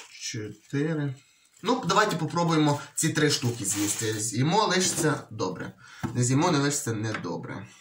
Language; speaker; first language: Ukrainian; native; Ukrainian